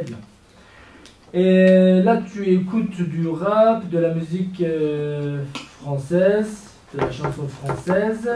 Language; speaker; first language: French; non-native, fluent; Kurdish